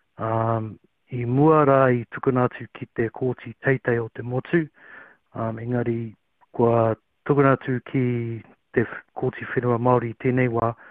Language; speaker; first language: Māori; non-native, local second language; English